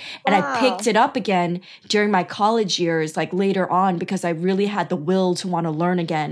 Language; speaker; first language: English; early bilingual, other home language; Chinese